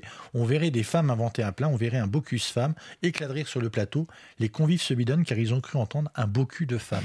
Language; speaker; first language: French; native; French